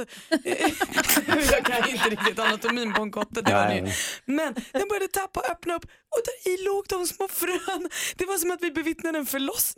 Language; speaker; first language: Swedish; native; Swedish